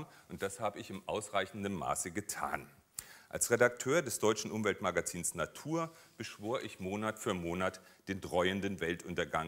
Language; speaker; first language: German; native; German